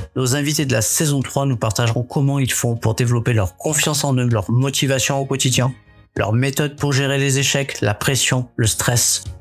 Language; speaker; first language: French; native; French